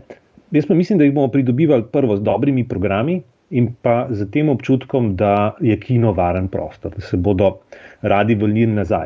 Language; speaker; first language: Slovenian; native; Slovenian